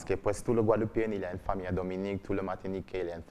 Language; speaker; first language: French; non-native, learner; English